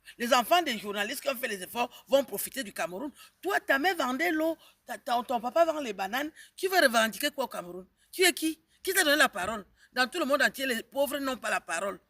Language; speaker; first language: French; native; French